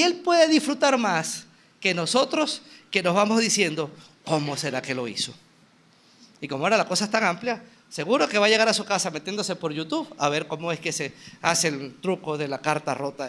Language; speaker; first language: Spanish; native; Spanish